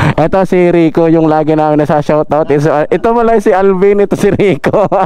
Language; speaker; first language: Filipino; non-native, local second language; Bikol